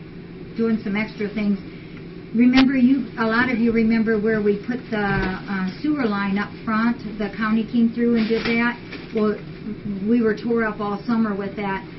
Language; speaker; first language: English; native; English